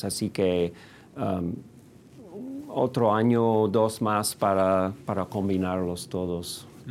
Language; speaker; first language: Spanish; non-native, fluent; English